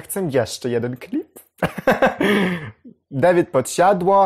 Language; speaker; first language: Polish; non-native, learner; Ukrainian